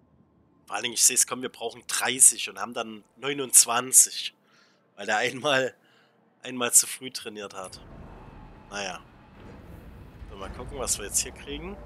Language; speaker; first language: German; native; German